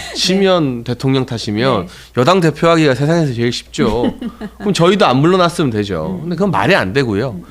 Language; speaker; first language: Korean; native; Korean